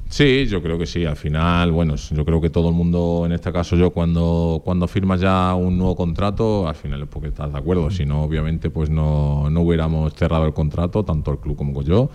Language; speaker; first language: Spanish; early bilingual, other home language; Portuguese